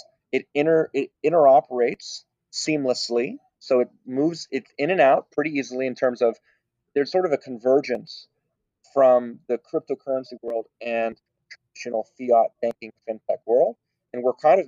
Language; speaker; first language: English; native; English